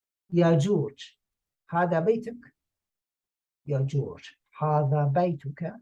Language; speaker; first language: Arabic; non-native, fluent; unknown